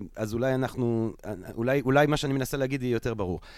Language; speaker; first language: Hebrew; non-native, fluent; French